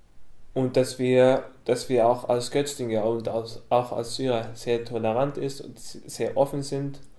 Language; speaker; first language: German; non-native, fluent; Arabic